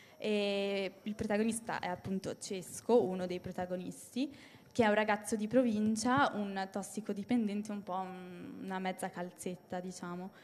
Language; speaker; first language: Italian; native; Italian